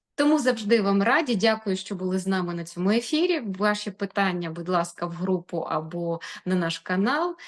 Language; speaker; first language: Ukrainian; native; Ukrainian